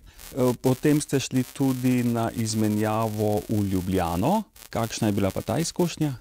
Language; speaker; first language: Slovenian; native; Slovenian